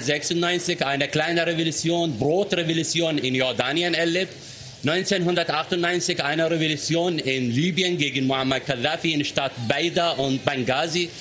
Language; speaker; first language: German; non-native, fluent; Arabic